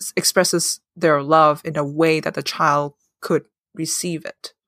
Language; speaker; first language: English; non-native, local second language; Cantonese